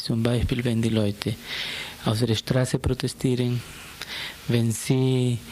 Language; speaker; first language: German; non-native, fluent; Spanish